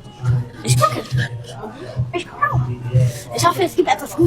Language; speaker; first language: German; early bilingual, other home language; Persian